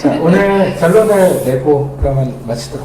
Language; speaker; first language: Korean; native; Korean